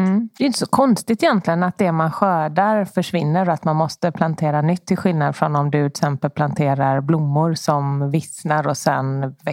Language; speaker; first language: Swedish; native; Swedish